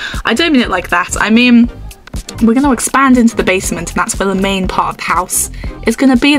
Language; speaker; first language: English; native; English